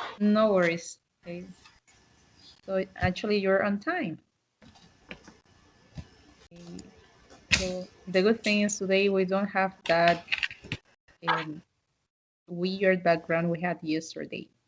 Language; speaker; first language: English; non-native, fluent; Spanish